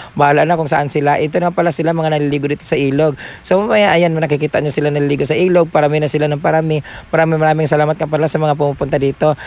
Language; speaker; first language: Filipino; non-native, local second language; Cebuano